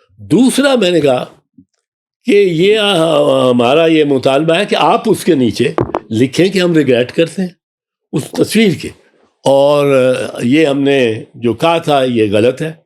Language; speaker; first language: Urdu; non-native, local second language; Punjabi